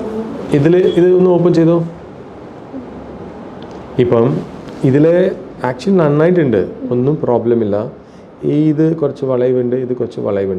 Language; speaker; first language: Malayalam; non-native, local second language; Tamil